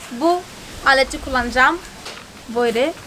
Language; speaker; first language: Turkish; non-native, fluent; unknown